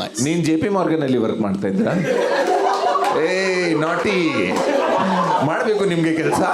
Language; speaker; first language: Kannada; non-native, learner; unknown